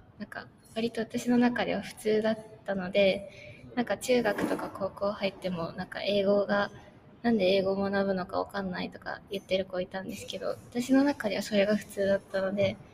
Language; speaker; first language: Japanese; native; Japanese